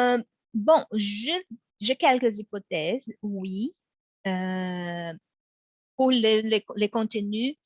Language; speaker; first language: French; non-native, fluent; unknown